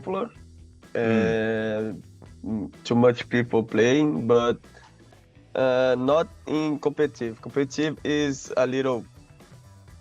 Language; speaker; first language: English; non-native, learner; Portuguese